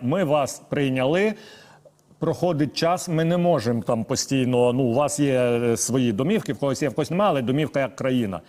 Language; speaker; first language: Ukrainian; native; Ukrainian